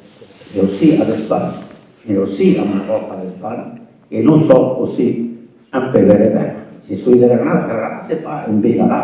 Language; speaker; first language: French; non-native, fluent; Spanish